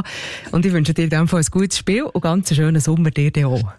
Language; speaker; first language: German; native; German